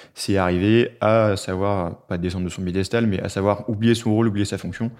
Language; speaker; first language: French; native; French